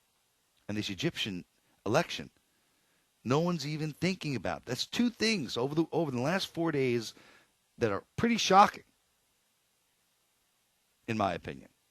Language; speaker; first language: English; native; English